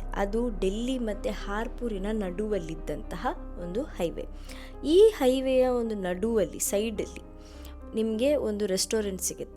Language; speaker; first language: Kannada; native; Kannada